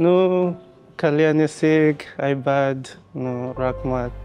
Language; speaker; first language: Russian; non-native, learner; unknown